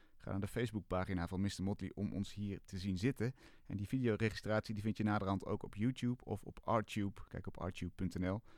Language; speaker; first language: Dutch; native; Dutch